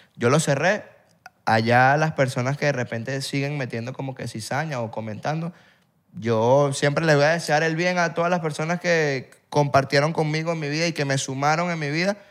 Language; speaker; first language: Spanish; native; Spanish